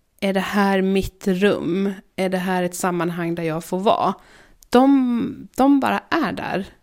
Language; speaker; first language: Swedish; native; Swedish